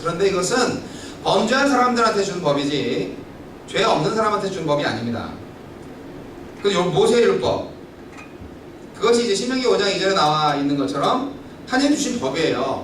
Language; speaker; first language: Korean; native; Korean